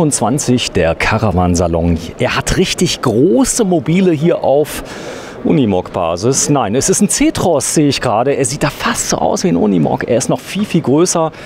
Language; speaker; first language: German; native; German